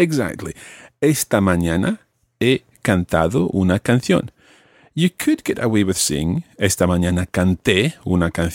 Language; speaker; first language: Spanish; non-native, fluent; English